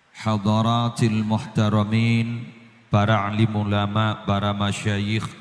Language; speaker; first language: Indonesian; non-native, local second language; Madurese